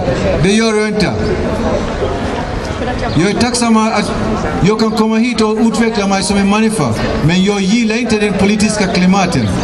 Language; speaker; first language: Swedish; non-native, fluent; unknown